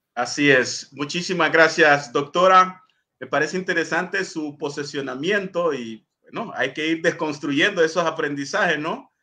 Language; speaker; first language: Spanish; native; Spanish